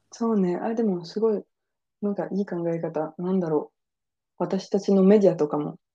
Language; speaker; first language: Japanese; non-native, fluent; French